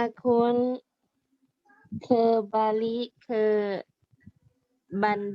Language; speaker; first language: Indonesian; non-native, learner; Thai